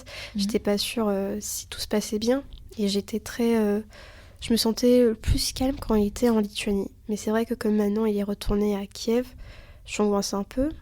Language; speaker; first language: French; early bilingual, other home language; Lithuanian